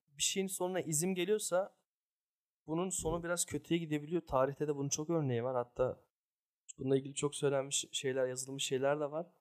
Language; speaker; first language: Turkish; early bilingual, heritage; Turkish